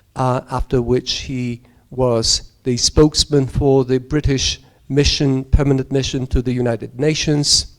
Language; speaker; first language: English; non-native, fluent; Georgian